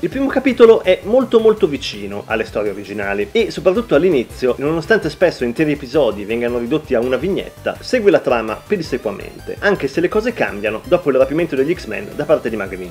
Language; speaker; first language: Italian; native; Italian